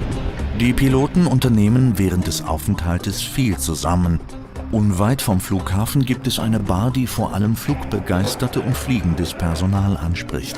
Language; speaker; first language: German; native; German